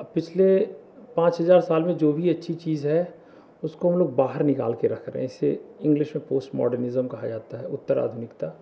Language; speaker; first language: Hindi; native; Hindi